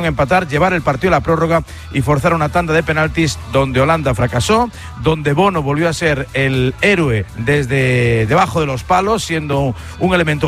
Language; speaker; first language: Spanish; native; Spanish